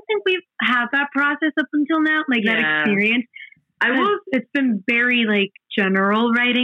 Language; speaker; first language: English; non-native, fluent; Spanish